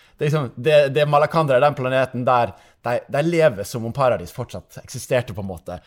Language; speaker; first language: Norwegian; native; Norwegian